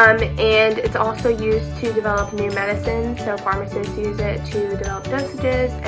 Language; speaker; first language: English; native; English